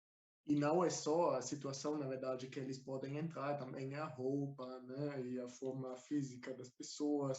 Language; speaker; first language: Portuguese; non-native, fluent; German